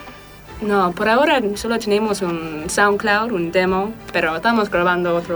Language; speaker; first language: Spanish; non-native, fluent; English